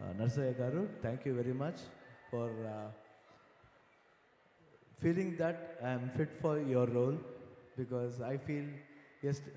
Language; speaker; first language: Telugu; non-native, learner; Kannada